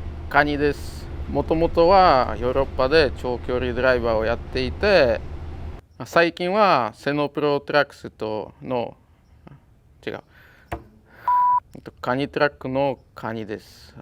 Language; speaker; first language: Japanese; non-native, fluent; Polish